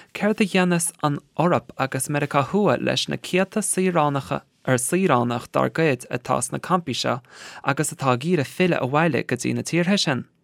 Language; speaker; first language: Irish; native; Irish